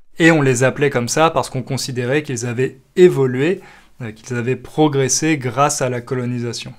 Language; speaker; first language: French; native; French